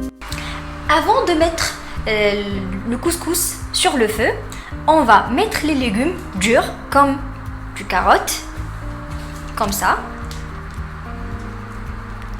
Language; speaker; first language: French; non-native, local second language; Arabic